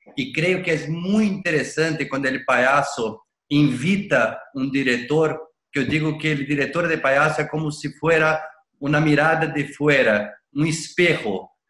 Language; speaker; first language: Spanish; non-native, learner; Portuguese